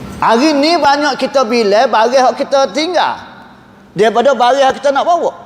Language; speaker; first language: Malay; native; Malay